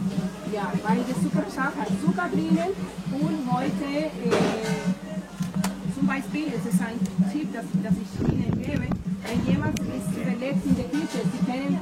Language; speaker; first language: German; non-native, fluent; French